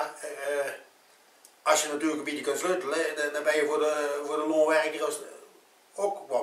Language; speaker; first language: Dutch; native; Dutch